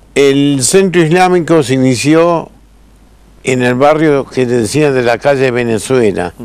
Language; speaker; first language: Spanish; native; Spanish